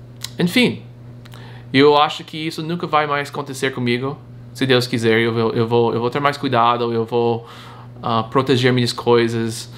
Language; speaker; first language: Portuguese; non-native, fluent; English